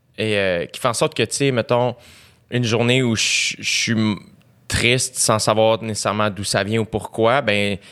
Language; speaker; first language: French; native; French